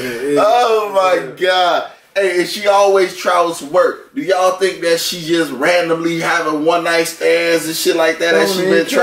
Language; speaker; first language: English; native; English